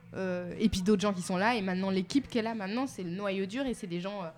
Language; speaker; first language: French; native; French